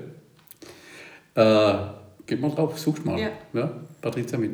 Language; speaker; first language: German; native; German